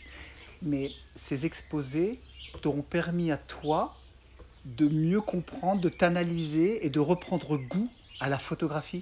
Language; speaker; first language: French; native; French